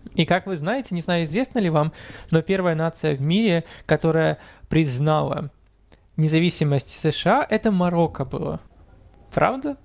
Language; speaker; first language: Russian; non-native, fluent; Arabic